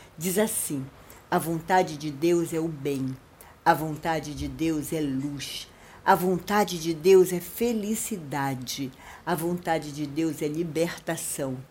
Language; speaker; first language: Portuguese; native; Portuguese